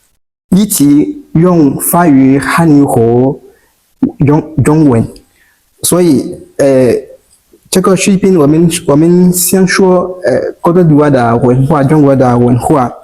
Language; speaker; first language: Chinese; non-native, learner; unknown